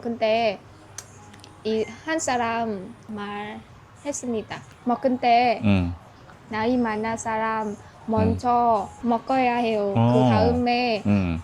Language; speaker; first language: Korean; non-native, learner; Vietnamese